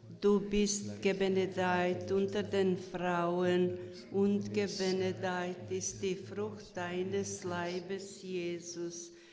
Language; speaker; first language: German; non-native, fluent; Croatian